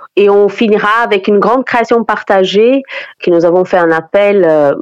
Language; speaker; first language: French; non-native, fluent; Portuguese